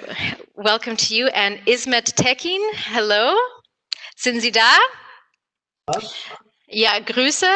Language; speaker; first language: German; non-native, fluent; English